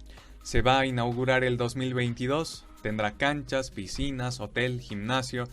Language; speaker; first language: Spanish; native; Spanish